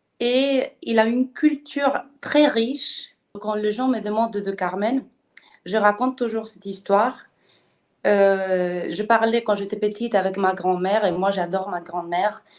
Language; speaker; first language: French; non-native, fluent; Spanish